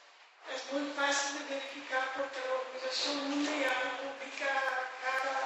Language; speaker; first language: Spanish; non-native, fluent; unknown